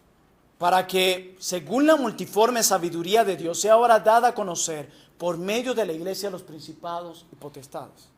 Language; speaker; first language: Spanish; native; Spanish